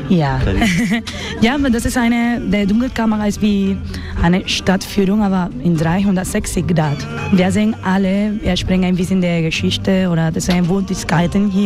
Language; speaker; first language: German; non-native, learner; Spanish